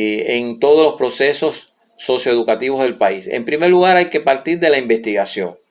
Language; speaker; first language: Spanish; native; Spanish